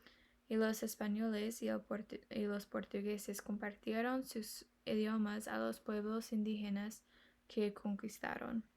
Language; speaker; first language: Spanish; non-native, learner; English